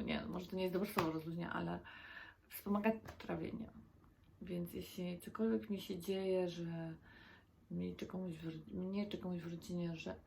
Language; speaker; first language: Polish; native; Polish